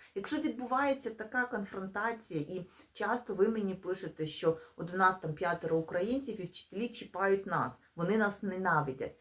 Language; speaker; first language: Ukrainian; non-native, local second language; Russian